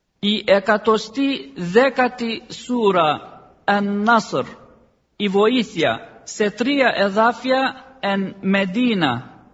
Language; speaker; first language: Greek; non-native, fluent; Arabic